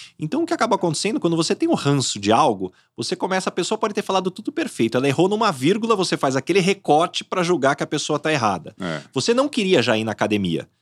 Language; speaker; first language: Portuguese; native; Portuguese